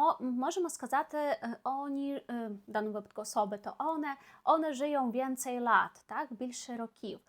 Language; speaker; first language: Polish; non-native, fluent; Ukrainian